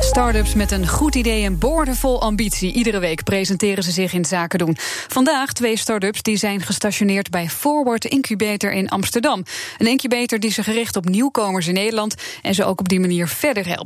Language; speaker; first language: Dutch; native; Dutch